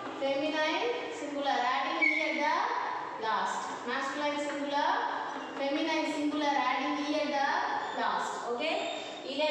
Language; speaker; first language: English; non-native, local second language; Tamil